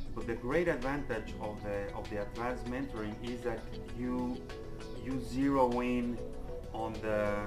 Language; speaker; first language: English; non-native, fluent; Spanish